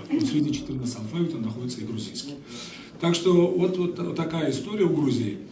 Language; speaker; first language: Russian; non-native, local second language; Georgian